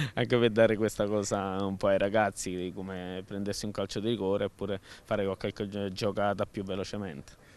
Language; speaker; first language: Italian; native; Italian